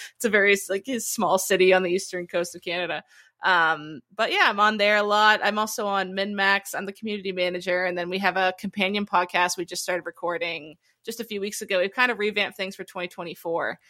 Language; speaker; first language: English; native; English